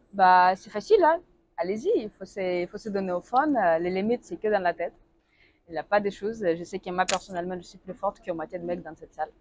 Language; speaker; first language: French; non-native, learner; Russian